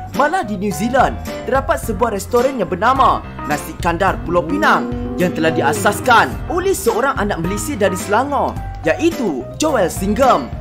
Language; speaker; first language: Malay; native; Malay